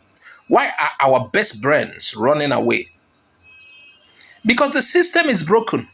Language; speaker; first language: English; non-native, local second language; Igbo